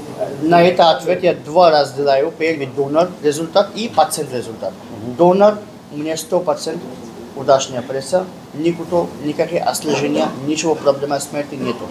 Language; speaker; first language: Russian; non-native, learner; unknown